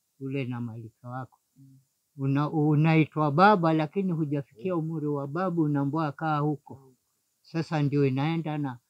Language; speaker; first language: Swahili; non-native, local second language; Giryama